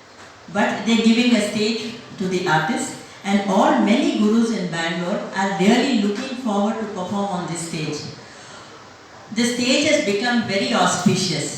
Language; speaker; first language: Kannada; non-native, local second language; Telugu